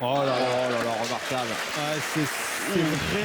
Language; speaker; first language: French; native; French